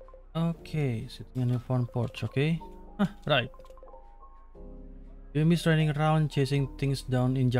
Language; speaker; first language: English; non-native, learner; Indonesian